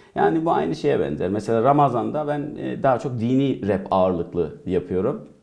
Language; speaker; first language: Turkish; early bilingual, heritage; Turkish